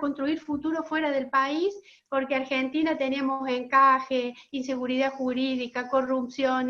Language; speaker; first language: Spanish; native; Spanish